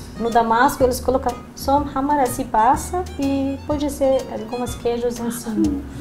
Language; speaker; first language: Portuguese; non-native, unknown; Arabic